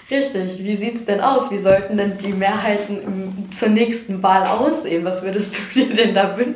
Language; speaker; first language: German; native; German